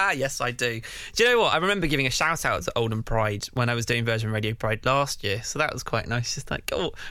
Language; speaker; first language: English; native; English